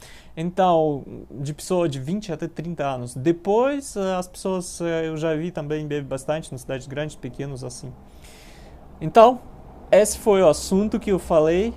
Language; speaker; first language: Portuguese; non-native, learner; Russian